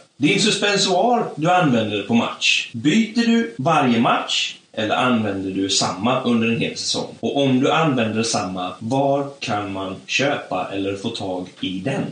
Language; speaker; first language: Swedish; native; Swedish